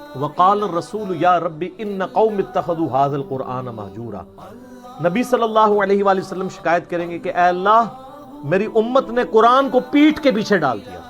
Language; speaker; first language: Urdu; native; Urdu